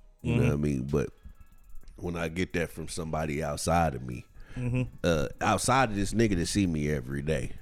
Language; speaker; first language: English; native; English